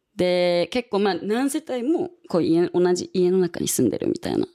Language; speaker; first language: Japanese; early bilingual, other home language; English